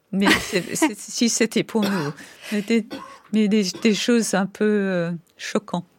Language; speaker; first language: French; non-native, fluent; English